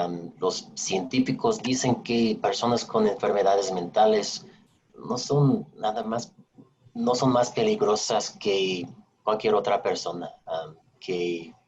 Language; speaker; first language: Spanish; non-native, fluent; English